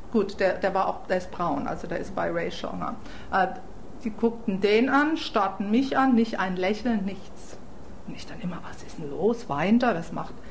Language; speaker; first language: German; native; German